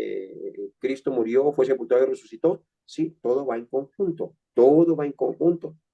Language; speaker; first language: Spanish; native; Spanish